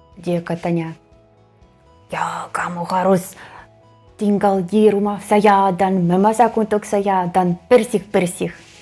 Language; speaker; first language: Indonesian; non-native, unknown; Russian